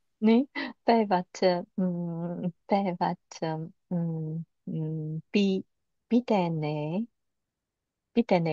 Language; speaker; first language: Finnish; non-native, learner; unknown